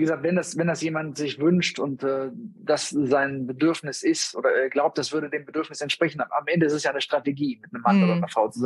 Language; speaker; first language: German; native; German